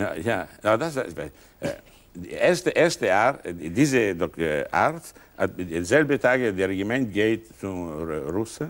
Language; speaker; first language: German; non-native, learner; Italian